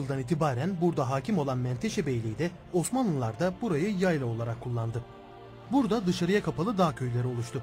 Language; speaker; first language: Turkish; native; Turkish